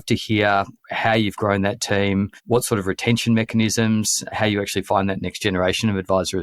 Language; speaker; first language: English; native; English